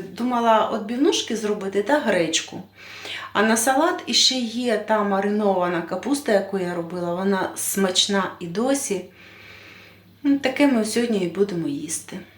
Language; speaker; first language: Ukrainian; native; Ukrainian